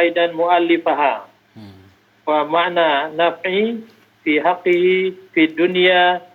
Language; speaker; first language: Arabic; non-native, fluent; Indonesian